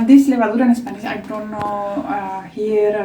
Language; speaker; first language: English; non-native, learner; Spanish